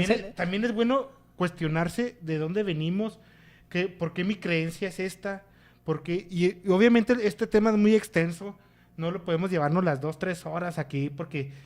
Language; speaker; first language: Spanish; native; Spanish